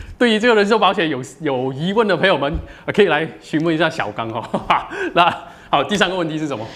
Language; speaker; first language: Chinese; native; Chinese